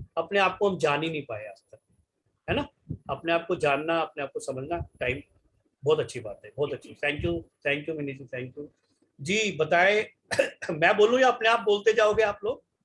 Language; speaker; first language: Hindi; native; Hindi